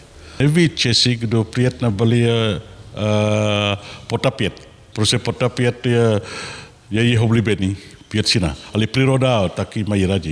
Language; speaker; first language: Czech; non-native, learner; Balinese